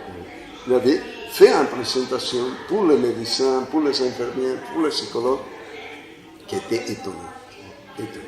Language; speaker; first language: French; non-native, fluent; Spanish